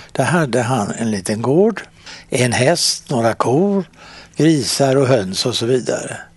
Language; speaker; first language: Swedish; native; Swedish